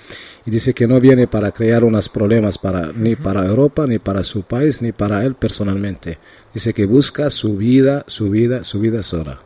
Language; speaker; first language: Spanish; non-native, learner; Arabic